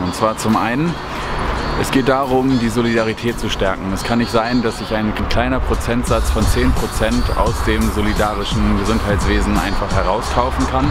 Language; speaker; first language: German; native; German